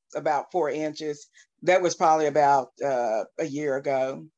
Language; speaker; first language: English; native; English